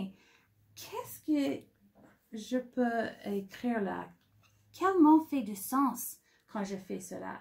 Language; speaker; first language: French; non-native, fluent; English